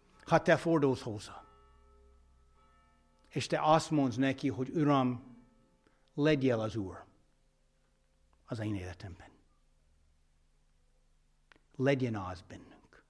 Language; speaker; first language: Hungarian; non-native, fluent; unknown